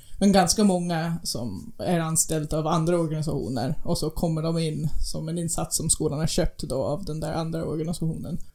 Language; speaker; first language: Swedish; non-native, fluent; English